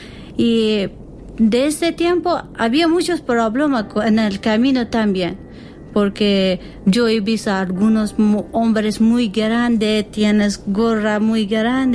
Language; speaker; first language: Spanish; non-native, learner; Persian